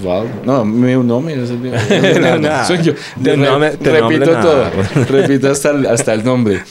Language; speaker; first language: Portuguese; non-native, learner; Spanish